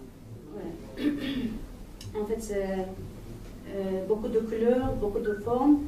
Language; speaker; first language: French; non-native, learner; Azerbaijani